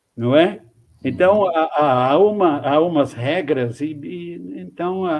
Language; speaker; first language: Portuguese; non-native, fluent; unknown